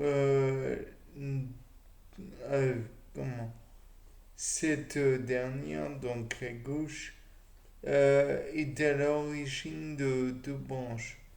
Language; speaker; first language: French; native; French